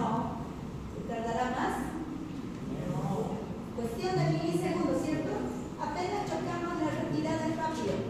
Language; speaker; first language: Spanish; native; Spanish